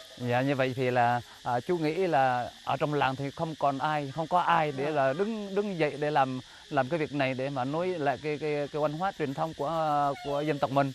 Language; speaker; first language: Vietnamese; non-native, local second language; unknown